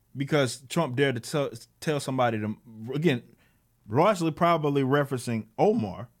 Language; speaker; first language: English; native; English